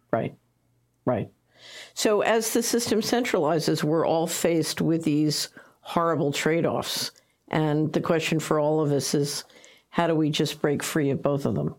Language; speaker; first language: English; native; English